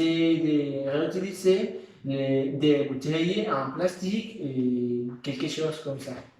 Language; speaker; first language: French; non-native, learner; Spanish